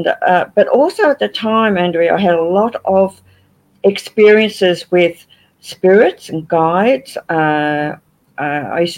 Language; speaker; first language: English; native; English